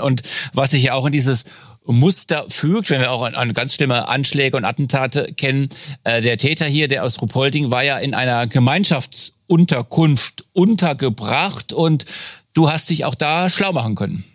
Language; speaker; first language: German; native; German